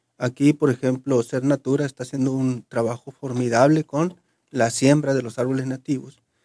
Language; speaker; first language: Spanish; native; Spanish